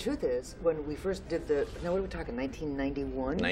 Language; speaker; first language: English; native; English